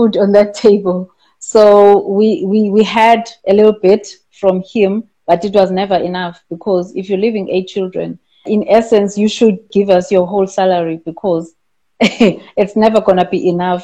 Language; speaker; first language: English; non-native, local second language; Xhosa